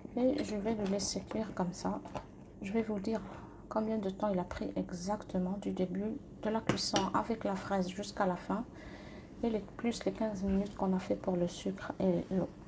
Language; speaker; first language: French; non-native, local second language; Arabic